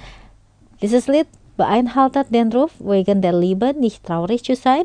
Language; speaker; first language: German; non-native, fluent; Indonesian